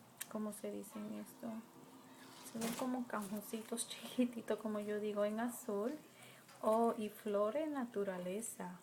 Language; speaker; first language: Spanish; early bilingual, heritage; Spanish